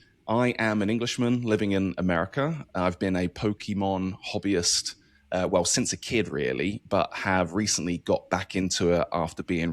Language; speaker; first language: English; native; English